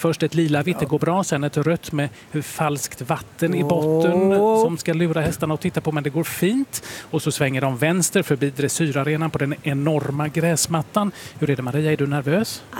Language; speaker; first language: Swedish; native; Swedish